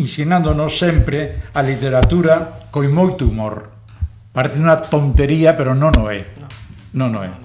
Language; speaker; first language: Galician; non-native, local second language; Spanish